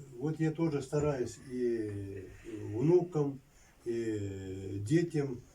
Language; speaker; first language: Russian; non-native, local second language; Lezghian